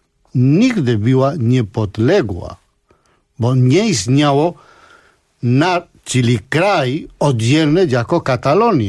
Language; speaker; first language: Polish; non-native, fluent; Spanish